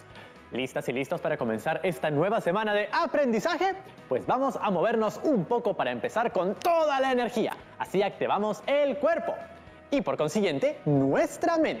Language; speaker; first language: Spanish; native; Spanish